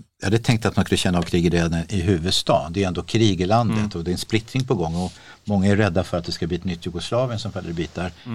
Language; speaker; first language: Swedish; native; Swedish